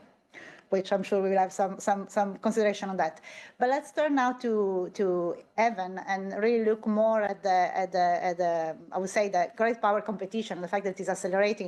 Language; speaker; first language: English; non-native, fluent; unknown